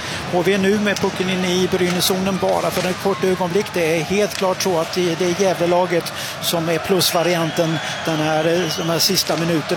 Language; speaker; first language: Swedish; native; Swedish